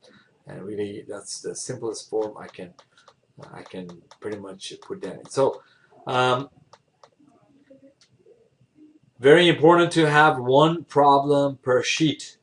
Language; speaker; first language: English; non-native, fluent; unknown